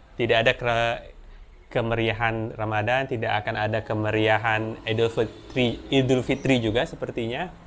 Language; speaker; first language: Indonesian; native; Indonesian